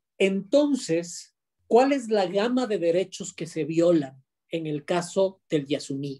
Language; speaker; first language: Spanish; native; Spanish